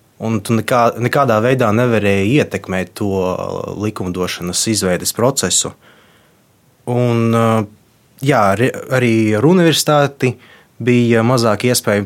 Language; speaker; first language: Latvian; non-native, local second language; Russian